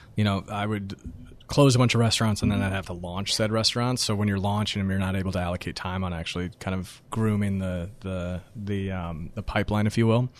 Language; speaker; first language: English; native; English